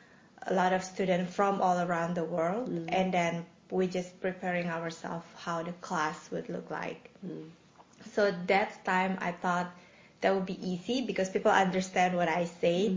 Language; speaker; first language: English; non-native, fluent; Indonesian